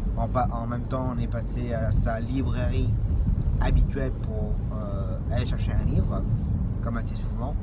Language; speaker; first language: French; native; French